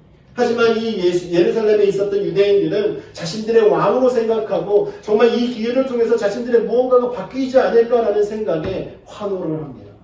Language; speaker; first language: Korean; native; Korean